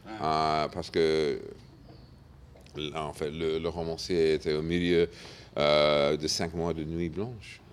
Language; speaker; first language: French; non-native, fluent; English